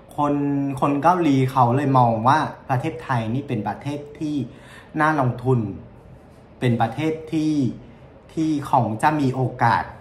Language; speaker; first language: Thai; non-native, fluent; Vietnamese